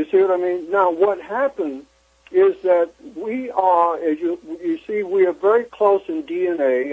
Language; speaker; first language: English; native; English